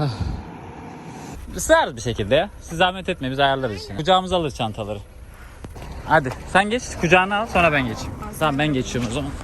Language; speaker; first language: Turkish; native; Turkish